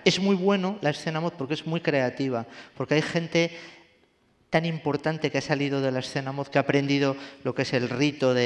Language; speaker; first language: Spanish; native; Spanish